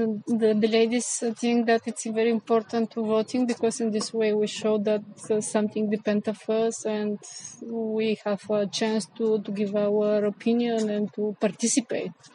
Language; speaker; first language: English; non-native, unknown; Bulgarian